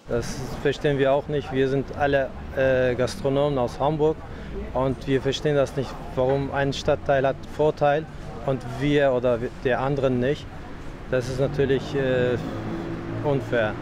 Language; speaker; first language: German; non-native, learner; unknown